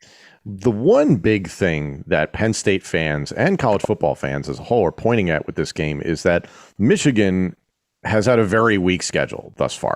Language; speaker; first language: English; native; English